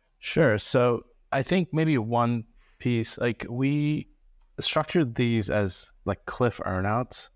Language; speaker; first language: English; early bilingual, other home language; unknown